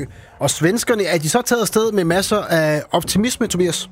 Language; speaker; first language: Danish; native; Danish